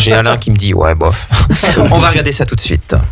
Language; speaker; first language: French; native; French